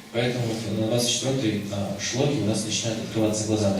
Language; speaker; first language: Russian; native; Russian